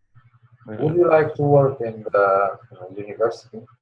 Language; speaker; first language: English; non-native, learner; Polish